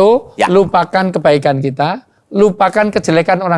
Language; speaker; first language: Indonesian; native; Indonesian